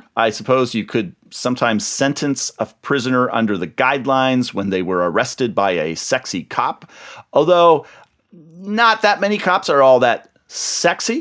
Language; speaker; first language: English; native; English